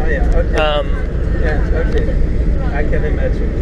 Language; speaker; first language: English; non-native, fluent; German